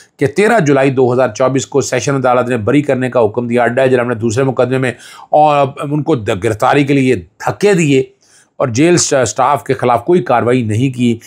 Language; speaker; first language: Urdu; non-native, local second language; Punjabi